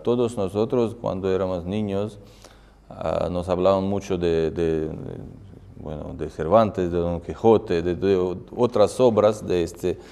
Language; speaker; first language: Spanish; non-native, fluent; Russian